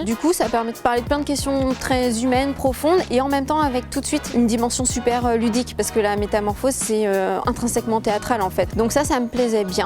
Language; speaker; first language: French; native; French